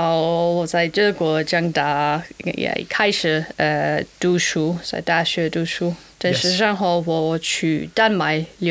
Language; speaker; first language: Chinese; non-native, fluent; German